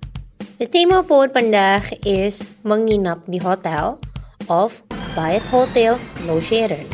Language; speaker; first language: Dutch; non-native, learner; Indonesian